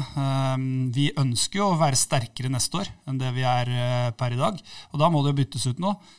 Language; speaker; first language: Norwegian; native; Norwegian